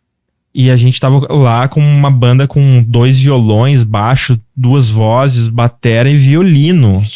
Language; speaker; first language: Portuguese; native; Portuguese